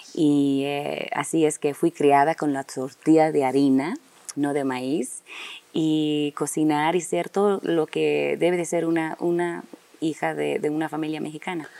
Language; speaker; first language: Spanish; early bilingual, heritage; Spanish